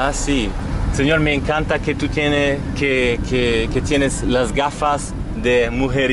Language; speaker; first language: Spanish; non-native, fluent; Dutch